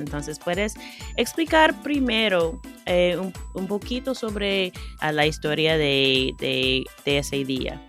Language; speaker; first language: Spanish; non-native, fluent; English